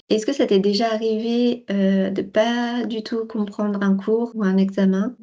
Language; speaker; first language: French; native; French